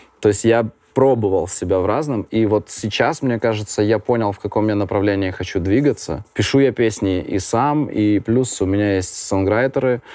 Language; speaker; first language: Russian; native; Russian